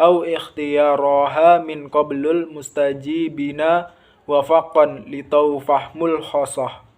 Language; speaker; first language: Arabic; non-native, learner; Indonesian